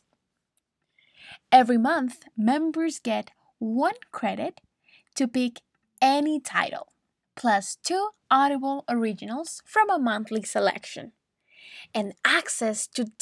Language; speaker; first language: English; non-native, fluent; Spanish